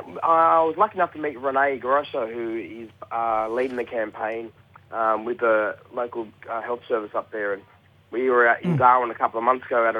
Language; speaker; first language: English; native; English